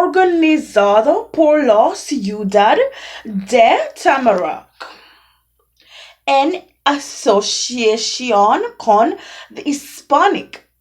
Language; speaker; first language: Spanish; non-native, learner; English